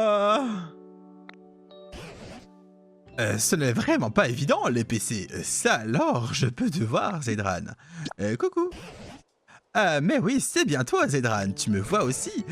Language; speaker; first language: French; native; French